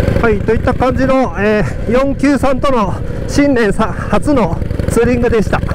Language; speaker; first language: Japanese; native; Japanese